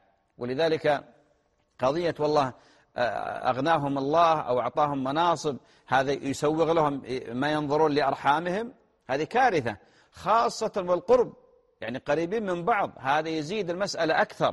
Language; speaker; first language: Arabic; native; Arabic